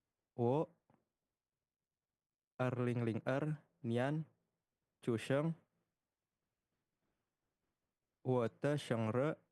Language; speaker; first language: Chinese; non-native, learner; Indonesian